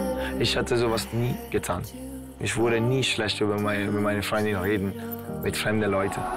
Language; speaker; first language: German; non-native, fluent; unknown